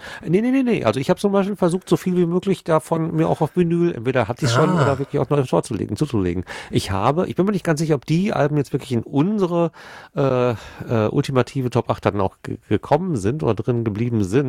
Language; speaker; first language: German; native; German